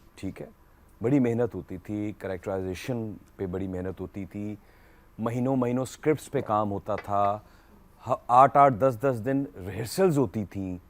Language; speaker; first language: Urdu; native; Urdu